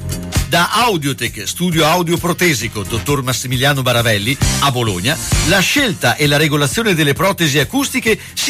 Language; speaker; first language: Italian; native; Italian